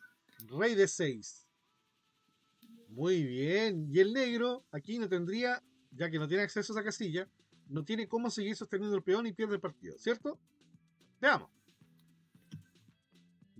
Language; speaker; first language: Spanish; native; Spanish